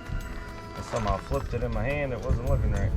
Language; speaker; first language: English; native; English